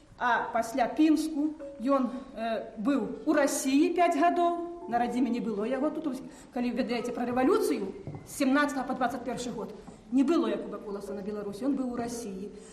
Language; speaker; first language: Belarusian; native; Belarusian